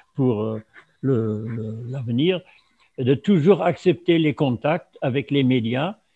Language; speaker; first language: French; non-native, fluent; German